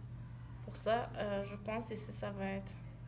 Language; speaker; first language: French; non-native, learner; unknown